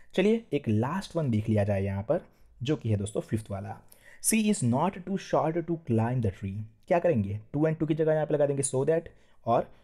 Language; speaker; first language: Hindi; non-native, local second language; Gujarati